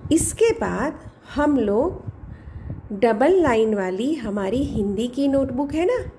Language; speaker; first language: Hindi; non-native, local second language; Gujarati